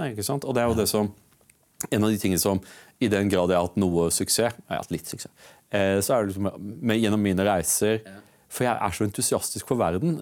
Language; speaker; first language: Norwegian; native; Norwegian